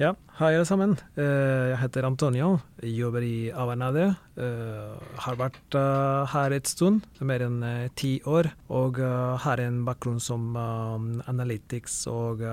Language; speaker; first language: Norwegian; non-native, fluent; Spanish